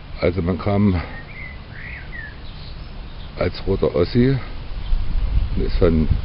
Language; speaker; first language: German; native; German